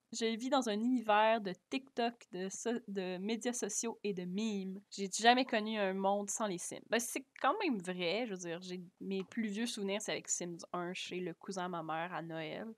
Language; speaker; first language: French; native; French